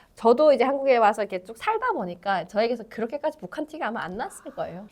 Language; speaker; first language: Korean; native; Korean